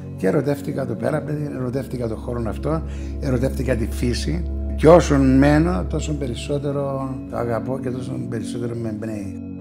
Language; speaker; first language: Greek; early bilingual, heritage; Greek